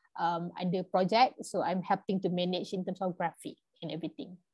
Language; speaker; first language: English; non-native, local second language; Malay